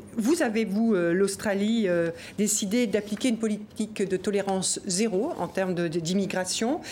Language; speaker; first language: French; native; French